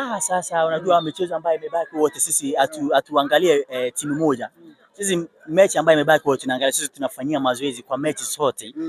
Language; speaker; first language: Swahili; non-native, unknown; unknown